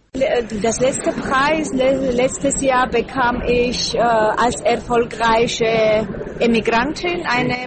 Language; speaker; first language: German; non-native, fluent; Georgian